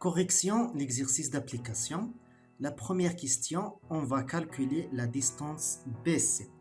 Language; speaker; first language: French; non-native, local second language; Arabic